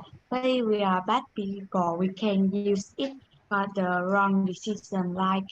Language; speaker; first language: English; non-native, learner; Vietnamese